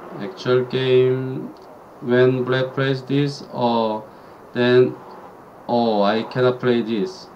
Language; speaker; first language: English; non-native, learner; Korean